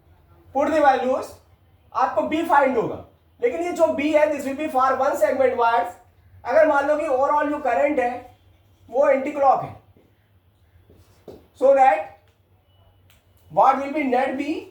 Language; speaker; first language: Hindi; native; Hindi